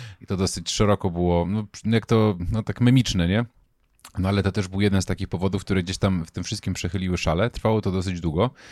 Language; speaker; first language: Polish; native; Polish